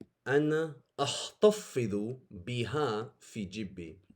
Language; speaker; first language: Arabic; non-native, fluent; English